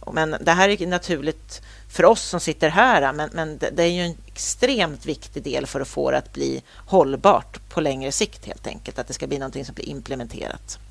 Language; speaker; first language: Swedish; native; Swedish